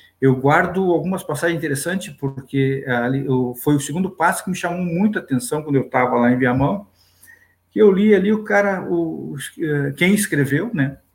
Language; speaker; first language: Portuguese; native; Portuguese